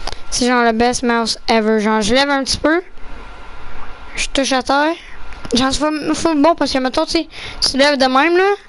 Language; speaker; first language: French; early bilingual, heritage; French